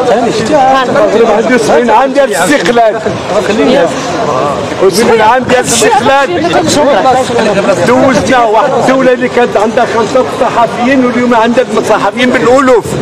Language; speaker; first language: Arabic; native; Arabic